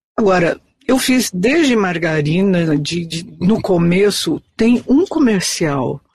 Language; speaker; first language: Portuguese; native; Portuguese